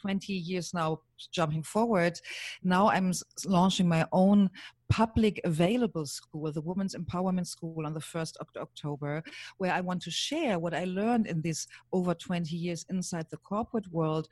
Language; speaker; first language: English; non-native, fluent; German